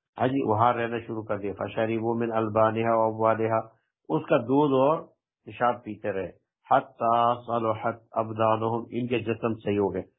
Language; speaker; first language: Urdu; non-native, local second language; Pashto